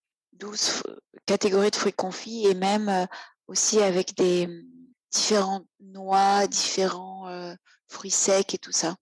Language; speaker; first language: French; native; French